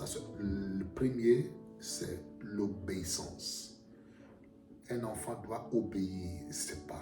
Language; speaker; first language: French; non-native, fluent; Akan